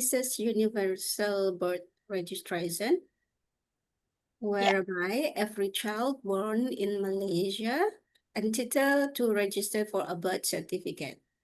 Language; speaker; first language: English; non-native, learner; Indonesian